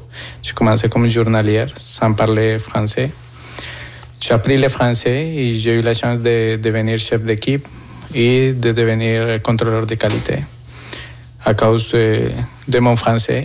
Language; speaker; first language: French; non-native, fluent; Spanish